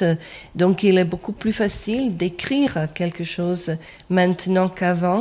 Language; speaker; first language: French; non-native, fluent; Croatian